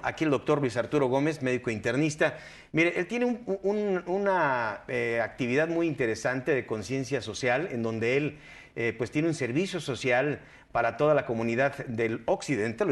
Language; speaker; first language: Spanish; native; Spanish